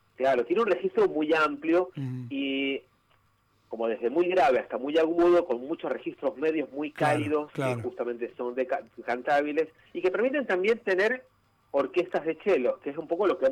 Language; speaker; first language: Spanish; native; Spanish